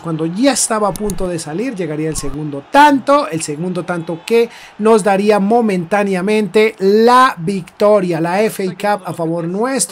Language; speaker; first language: Spanish; native; Spanish